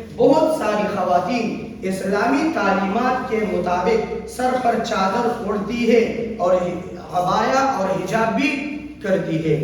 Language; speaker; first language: Urdu; non-native, local second language; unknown